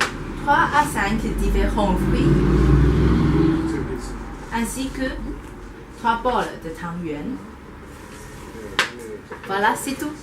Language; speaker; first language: French; non-native, learner; Chinese